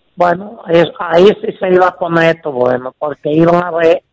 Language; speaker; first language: Spanish; native; Spanish